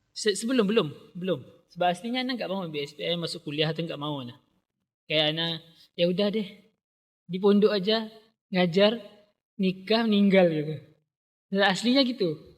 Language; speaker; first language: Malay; native; Malay